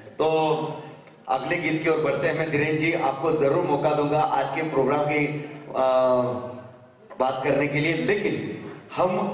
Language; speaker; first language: Hindi; non-native, local second language; Kachhi